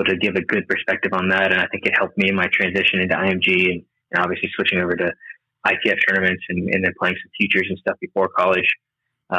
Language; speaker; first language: English; native; English